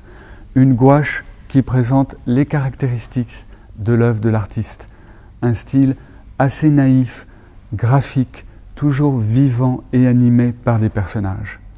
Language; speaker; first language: French; native; French